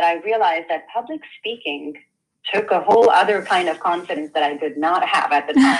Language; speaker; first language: English; non-native, local second language; Hindi